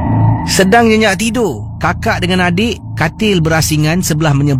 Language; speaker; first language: Malay; native; Malay